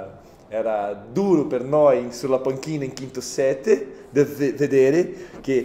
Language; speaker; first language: Italian; non-native, fluent; Portuguese